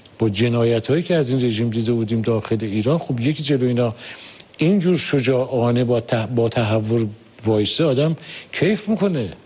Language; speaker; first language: Persian; native; Persian